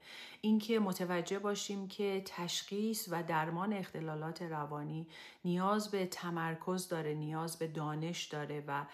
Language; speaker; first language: Persian; native; Persian